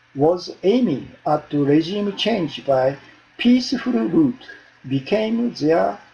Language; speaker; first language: English; non-native, learner; Japanese